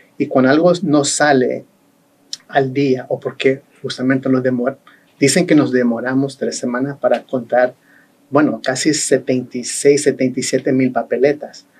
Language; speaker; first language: Spanish; early bilingual, heritage; Spanish